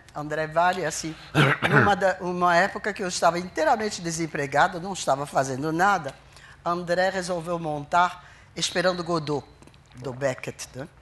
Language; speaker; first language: Portuguese; non-native, fluent; French